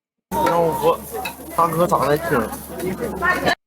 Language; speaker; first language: Chinese; native; Chinese